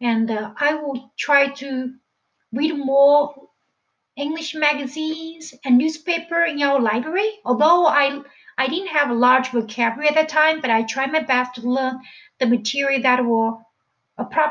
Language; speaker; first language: English; non-native, fluent; Chinese